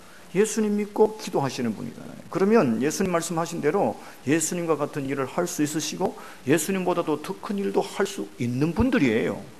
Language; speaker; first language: Korean; native; Korean